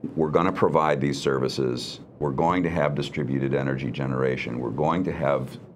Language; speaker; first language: English; native; English